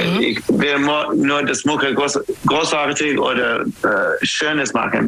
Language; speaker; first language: German; non-native, learner; English